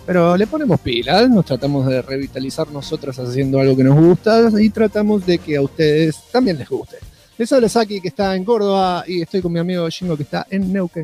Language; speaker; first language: Spanish; native; Spanish